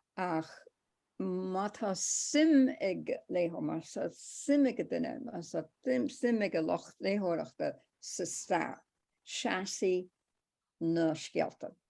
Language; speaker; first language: Irish; native; Irish